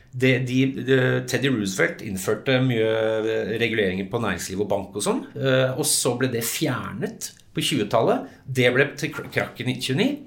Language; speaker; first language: Norwegian; early bilingual, other home language; English